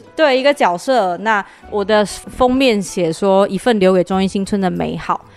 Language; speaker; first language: Chinese; native; Chinese